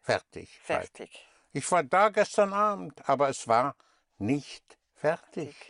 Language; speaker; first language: German; non-native, fluent; English